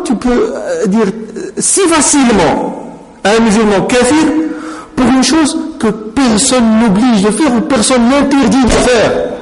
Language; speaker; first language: French; non-native, local second language; Arabic